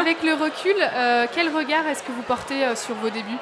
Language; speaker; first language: French; native; French